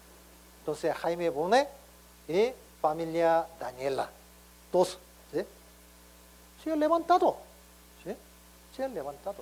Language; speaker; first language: Spanish; non-native, learner; Korean